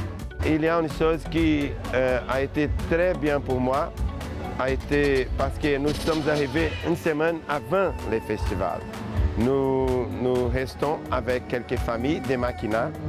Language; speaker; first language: French; non-native, fluent; Portuguese